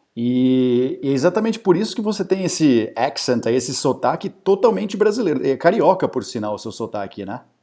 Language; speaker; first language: Portuguese; native; Portuguese